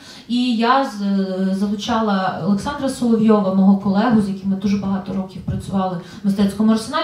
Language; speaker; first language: Ukrainian; native; Ukrainian